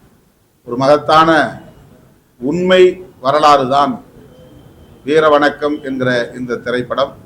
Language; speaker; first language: Tamil; native; Tamil